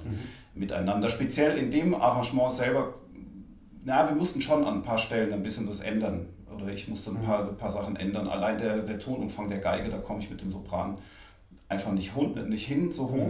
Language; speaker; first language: German; native; German